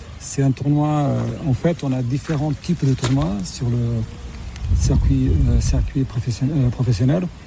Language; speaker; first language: French; non-native, fluent; Portuguese